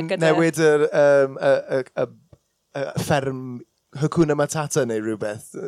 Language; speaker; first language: Welsh; non-native, local second language; English